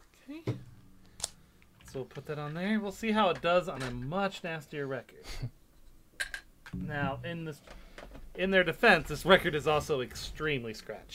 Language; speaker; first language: English; native; English